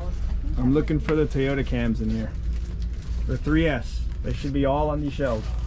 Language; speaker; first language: English; native; English